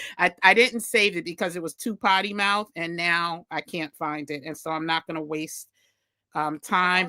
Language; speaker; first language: English; native; English